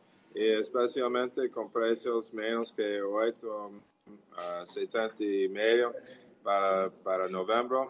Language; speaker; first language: Portuguese; non-native, learner; English